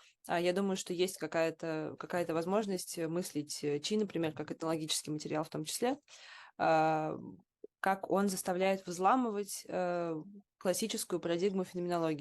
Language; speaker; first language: Russian; native; Russian